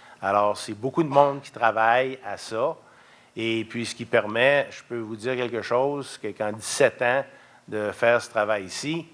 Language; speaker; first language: French; native; French